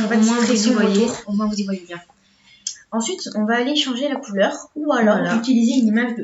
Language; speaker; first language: French; native; French